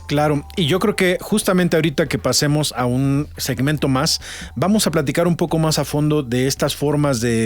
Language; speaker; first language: Spanish; native; Spanish